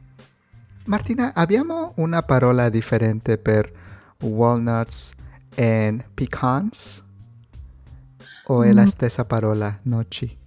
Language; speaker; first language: Italian; non-native, learner; Spanish